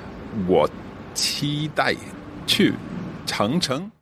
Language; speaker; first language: Chinese; non-native, learner; English